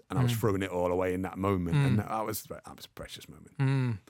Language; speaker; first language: English; native; English